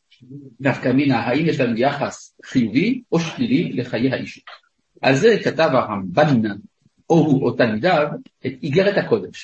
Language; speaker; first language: Hebrew; non-native, fluent; French